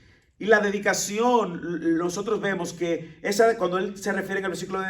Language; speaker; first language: Spanish; native; Spanish